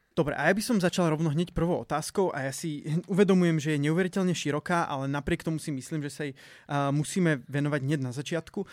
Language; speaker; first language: Slovak; native; Slovak